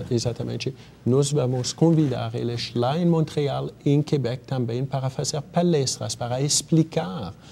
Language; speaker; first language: Portuguese; non-native, fluent; French